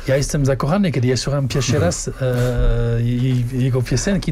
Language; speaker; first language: Polish; non-native, learner; French